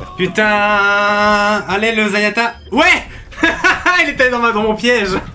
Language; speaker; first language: French; native; French